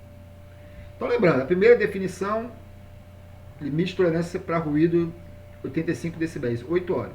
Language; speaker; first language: Portuguese; native; Portuguese